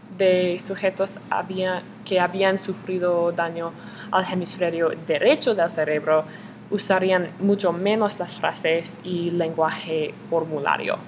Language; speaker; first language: Spanish; non-native, learner; English